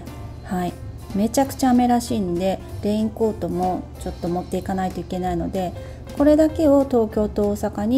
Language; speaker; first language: Japanese; native; Japanese